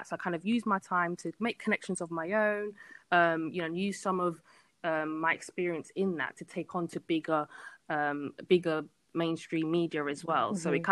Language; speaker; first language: English; native; English